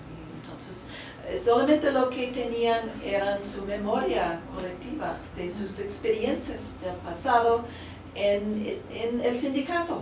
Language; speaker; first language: Spanish; non-native, fluent; English